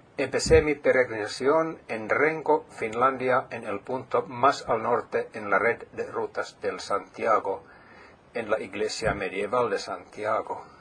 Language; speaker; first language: Spanish; non-native, fluent; Finnish